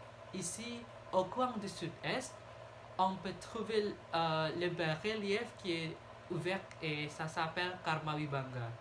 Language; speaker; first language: French; non-native, learner; Indonesian